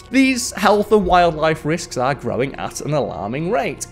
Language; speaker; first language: English; native; English